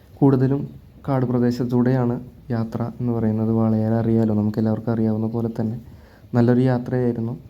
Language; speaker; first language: Malayalam; native; Malayalam